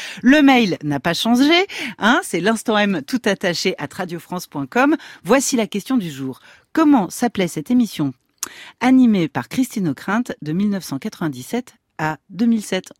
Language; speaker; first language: French; native; French